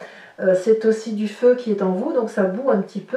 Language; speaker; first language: French; native; French